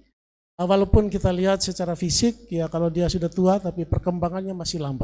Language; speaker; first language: Indonesian; native; Indonesian